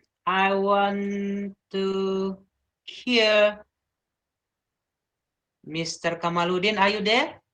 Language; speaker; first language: English; non-native, learner; Indonesian